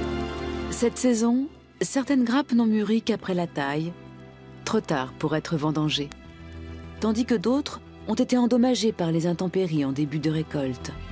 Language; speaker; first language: French; native; French